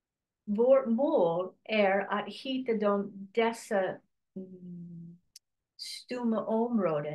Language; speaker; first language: Swedish; non-native, learner; English